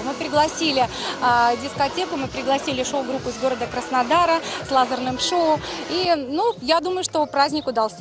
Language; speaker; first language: Russian; native; Russian